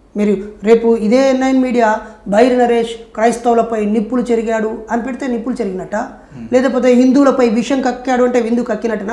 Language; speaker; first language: Telugu; native; Telugu